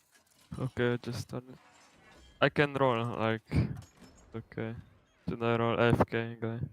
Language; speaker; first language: English; non-native, learner; Slovenian